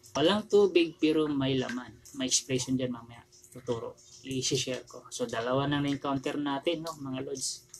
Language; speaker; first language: Filipino; non-native, local second language; Cebuano